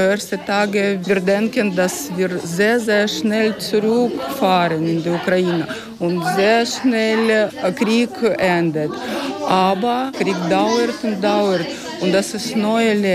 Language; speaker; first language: German; non-native, learner; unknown